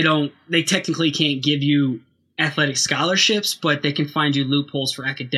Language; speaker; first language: English; native; English